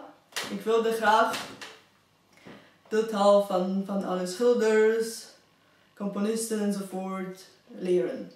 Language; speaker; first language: Dutch; non-native, fluent; Bulgarian